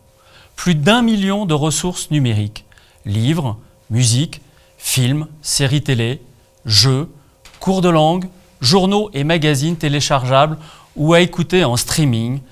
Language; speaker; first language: French; native; French